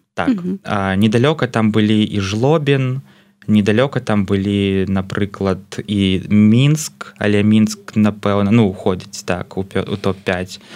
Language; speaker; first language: Belarusian; non-native, local second language; Russian